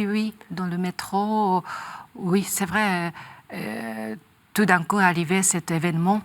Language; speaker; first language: French; non-native, learner; Japanese